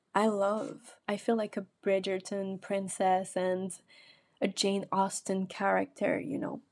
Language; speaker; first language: English; non-native, fluent; French